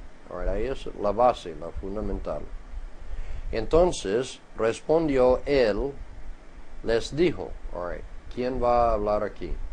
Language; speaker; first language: Spanish; non-native, fluent; English